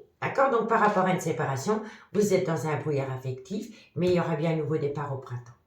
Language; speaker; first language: French; native; French